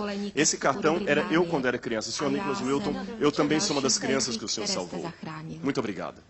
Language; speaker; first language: Portuguese; native; Portuguese